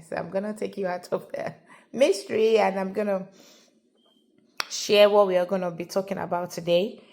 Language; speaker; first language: English; non-native, local second language; Yoruba